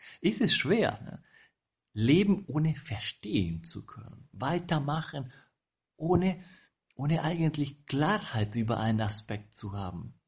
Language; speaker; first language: German; non-native, fluent; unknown